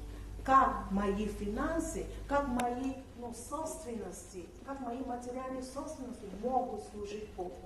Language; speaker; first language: Russian; non-native, fluent; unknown